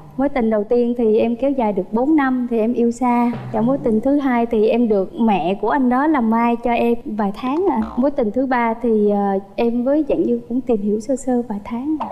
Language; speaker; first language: Vietnamese; native; Vietnamese